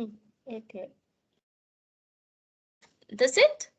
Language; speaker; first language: English; non-native, fluent; Spanish